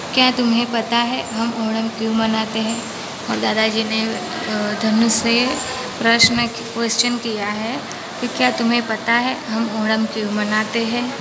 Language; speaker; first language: Hindi; non-native, local second language; Gujarati